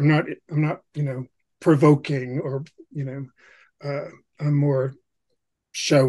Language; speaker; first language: English; native; English